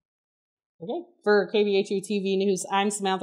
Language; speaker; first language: English; native; English